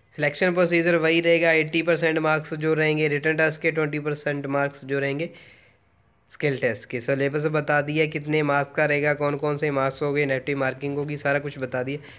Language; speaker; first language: Hindi; non-native, local second language; Punjabi